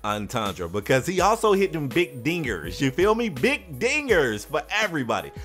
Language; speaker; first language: English; native; English